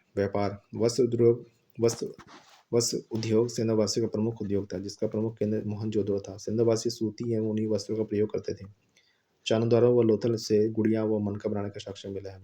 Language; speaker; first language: Hindi; native; Hindi